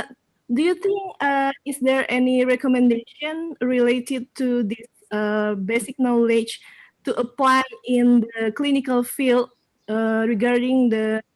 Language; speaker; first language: English; non-native, local second language; Indonesian